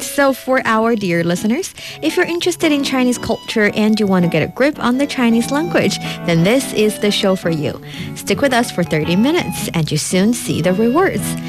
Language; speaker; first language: English; non-native, fluent; Chinese